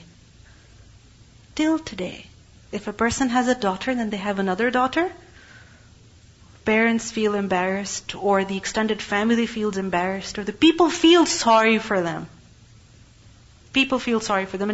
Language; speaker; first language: English; non-native, local second language; Urdu